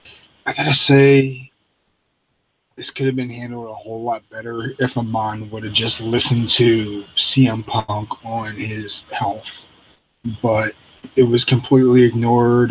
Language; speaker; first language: English; native; English